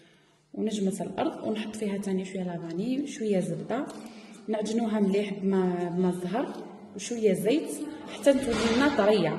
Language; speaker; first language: Arabic; native; Arabic